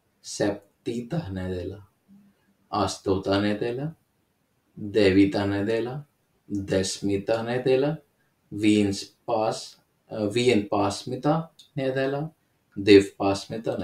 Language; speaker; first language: Latvian; non-native, learner; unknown